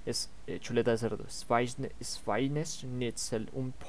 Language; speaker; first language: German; non-native, learner; Spanish